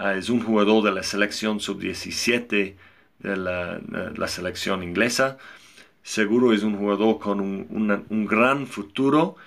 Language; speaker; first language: Spanish; non-native, fluent; English